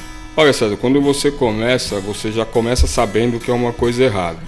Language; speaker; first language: Portuguese; native; Portuguese